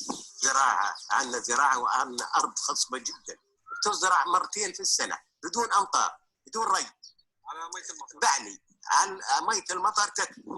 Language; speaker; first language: Arabic; native; Arabic